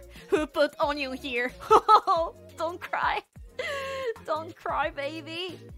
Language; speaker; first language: English; non-native, fluent; Japanese